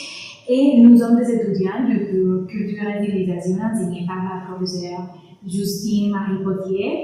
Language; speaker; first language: French; non-native, learner; Spanish